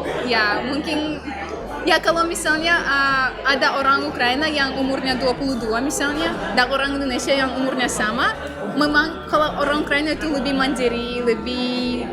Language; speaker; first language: Indonesian; non-native, fluent; Russian